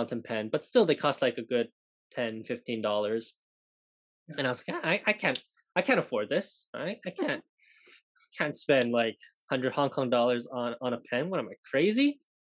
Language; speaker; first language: English; non-native, local second language; Cantonese